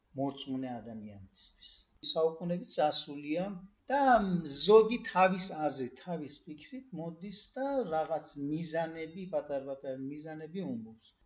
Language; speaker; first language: Georgian; early bilingual, heritage; Georgian